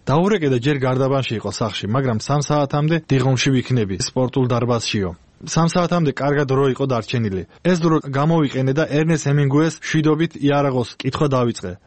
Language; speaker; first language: Georgian; non-native, local second language; Azerbaijani